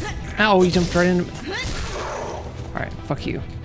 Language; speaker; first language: English; native; English